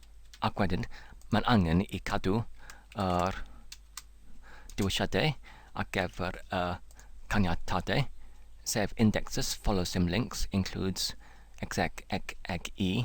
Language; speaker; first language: Welsh; non-native, learner; English